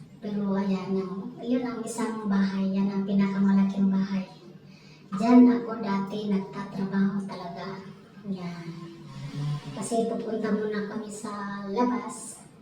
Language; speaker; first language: Filipino; native; Filipino